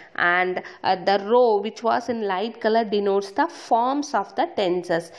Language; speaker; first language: English; non-native, local second language; Tamil